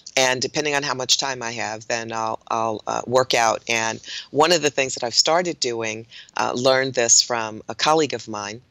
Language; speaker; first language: English; native; English